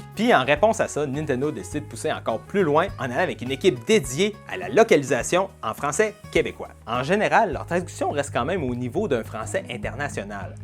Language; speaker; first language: French; native; French